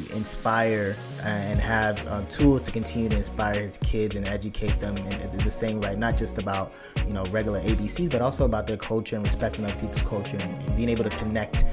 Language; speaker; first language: English; early bilingual, other home language; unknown